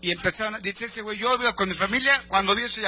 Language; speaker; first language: Spanish; native; Spanish